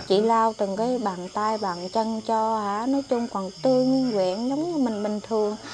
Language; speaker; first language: Vietnamese; native; Vietnamese